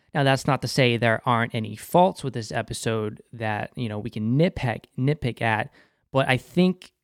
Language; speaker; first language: English; native; English